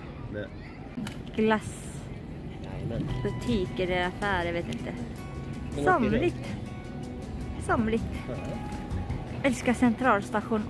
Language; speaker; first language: Swedish; non-native, learner; Japanese